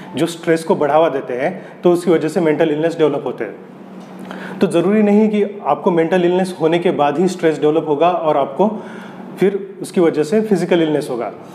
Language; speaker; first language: Hindi; non-native, local second language; Marathi